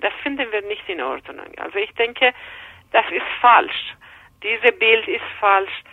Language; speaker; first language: German; non-native, fluent; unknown